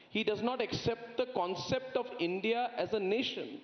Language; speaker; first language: Hindi; non-native, local second language; Assamese